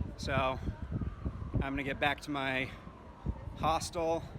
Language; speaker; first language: English; native; English